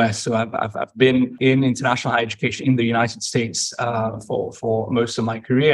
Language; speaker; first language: English; non-native, fluent; Morisyen